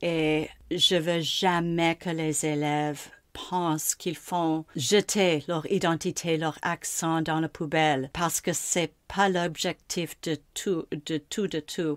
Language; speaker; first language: French; non-native, local second language; English